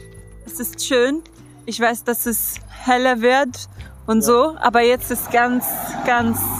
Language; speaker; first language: German; non-native, learner; Arabic